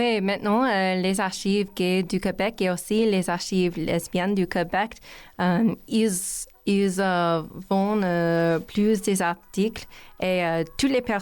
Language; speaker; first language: French; non-native, learner; English